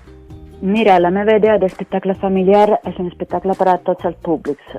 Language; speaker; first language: Catalan; non-native, fluent; Italian